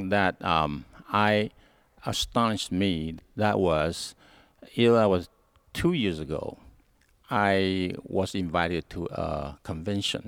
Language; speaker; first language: English; non-native, learner; Hakka Chinese